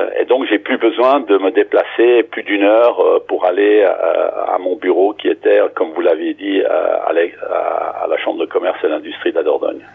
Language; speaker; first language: French; non-native, fluent; English